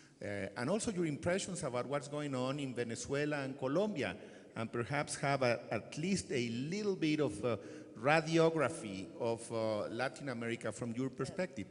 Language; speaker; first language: English; non-native, fluent; Spanish